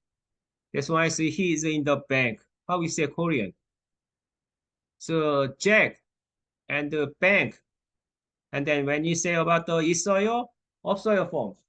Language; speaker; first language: English; non-native, learner; Korean